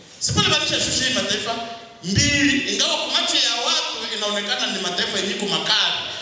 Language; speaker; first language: Swahili; non-native, local second language; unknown